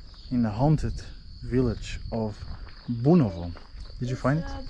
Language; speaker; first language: English; non-native, fluent; Portuguese